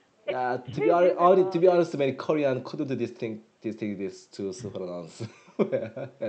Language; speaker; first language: English; non-native, learner; Korean